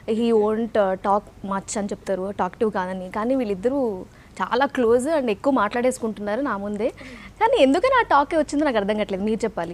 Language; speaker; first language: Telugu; native; Telugu